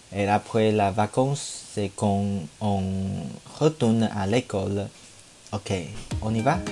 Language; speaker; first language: French; non-native, learner; Chinese